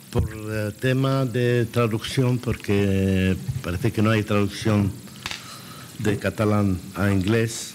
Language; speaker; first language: Spanish; non-native, fluent; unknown